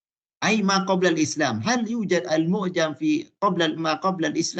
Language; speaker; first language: Arabic; non-native, fluent; Malay